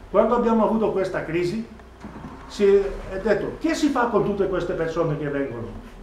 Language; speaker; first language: Italian; non-native, fluent; Greek